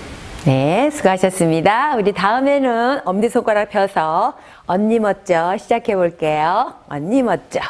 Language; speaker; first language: Korean; native; Korean